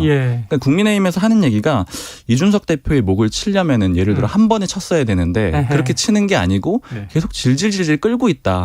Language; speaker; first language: Korean; native; Korean